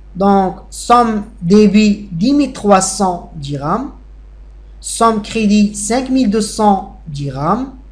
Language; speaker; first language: French; non-native, local second language; Arabic